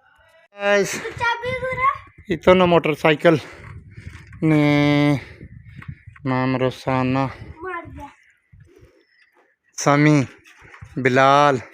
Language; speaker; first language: Filipino; non-native, learner; Urdu